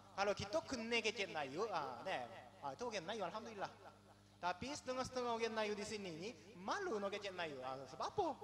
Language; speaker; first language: Malay; non-native, fluent; Japanese